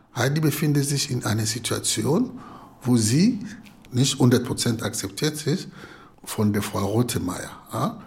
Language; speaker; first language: German; non-native, fluent; Lingala